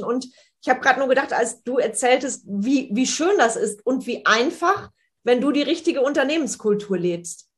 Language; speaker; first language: German; native; German